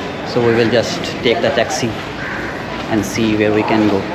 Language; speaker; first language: English; non-native, learner; Urdu